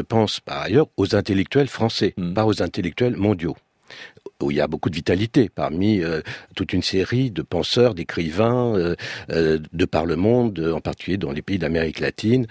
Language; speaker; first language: French; early bilingual, other home language; Romanian